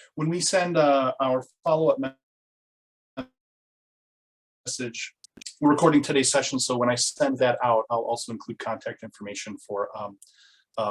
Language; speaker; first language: English; native; English